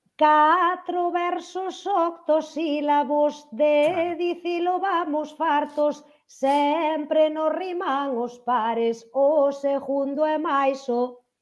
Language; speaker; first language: Galician; native; Galician